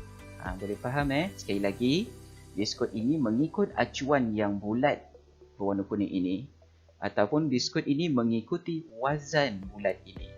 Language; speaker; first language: Malay; native; Malay